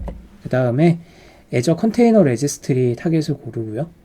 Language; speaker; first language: Korean; native; Korean